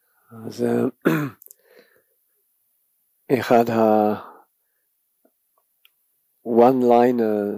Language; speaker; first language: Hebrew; non-native, learner; English